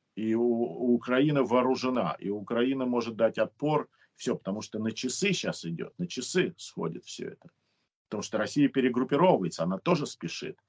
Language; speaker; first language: Russian; native; Russian